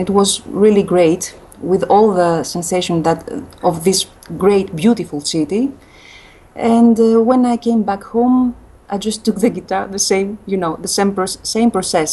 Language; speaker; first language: English; non-native, fluent; Greek